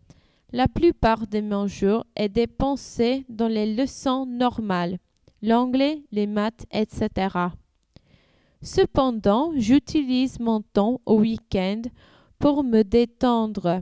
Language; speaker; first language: French; non-native, learner; English